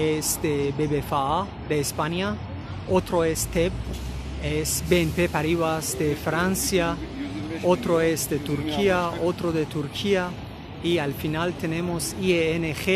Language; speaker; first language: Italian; non-native, learner; Spanish